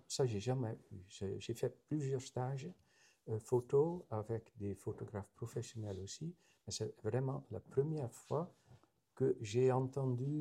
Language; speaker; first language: French; non-native, fluent; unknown